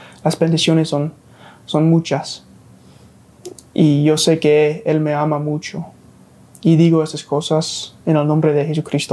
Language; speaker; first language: Spanish; non-native, fluent; English